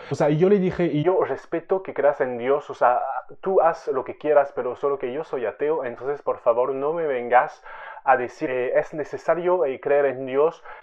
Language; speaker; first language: Spanish; non-native, fluent; French